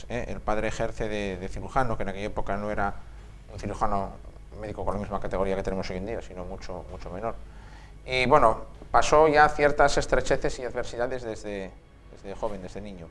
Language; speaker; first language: Spanish; native; Spanish